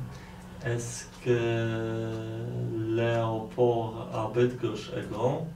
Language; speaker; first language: French; non-native, learner; Polish